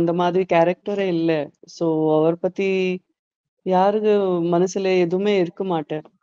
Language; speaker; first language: Tamil; non-native, fluent; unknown